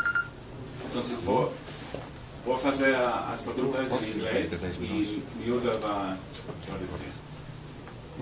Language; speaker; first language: Portuguese; non-native, learner; English